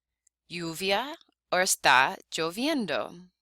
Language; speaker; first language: Spanish; non-native, fluent; English